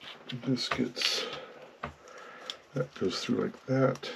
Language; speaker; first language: English; native; English